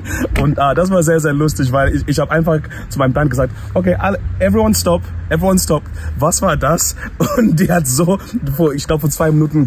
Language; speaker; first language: German; non-native, learner; English